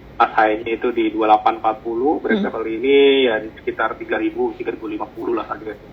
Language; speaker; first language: Indonesian; native; Indonesian